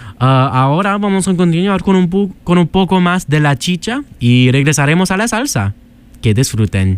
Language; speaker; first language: Spanish; non-native, learner; English